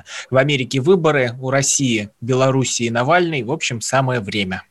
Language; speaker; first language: Russian; native; Russian